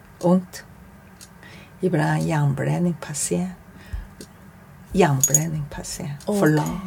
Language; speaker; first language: Swedish; non-native, learner; Chinese